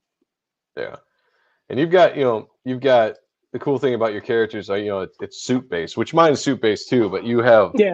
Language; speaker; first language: English; native; English